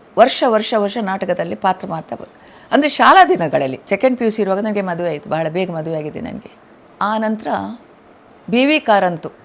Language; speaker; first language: Kannada; non-native, local second language; Tulu